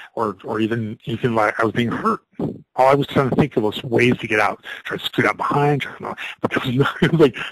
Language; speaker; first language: English; native; English